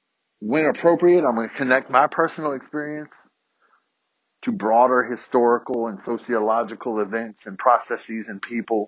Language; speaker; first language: English; native; English